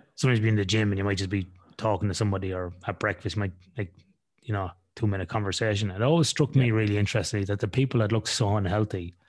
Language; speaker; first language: English; native; English